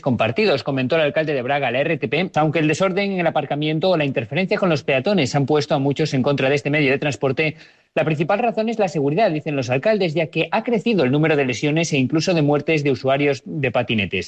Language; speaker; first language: Spanish; native; Spanish